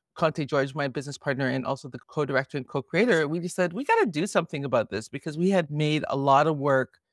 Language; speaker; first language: English; native; English